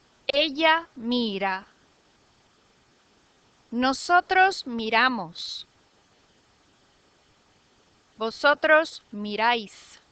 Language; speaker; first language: Spanish; non-native, fluent; English